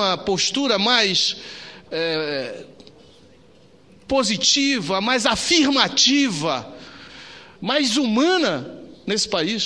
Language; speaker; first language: Portuguese; native; Portuguese